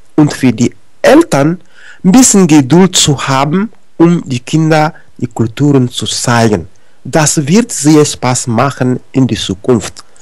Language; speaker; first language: German; non-native, learner; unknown